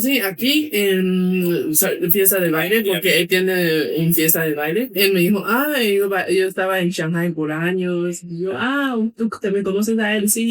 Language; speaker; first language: Spanish; non-native, fluent; Chinese